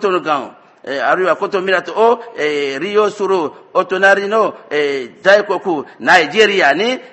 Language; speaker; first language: Japanese; non-native, fluent; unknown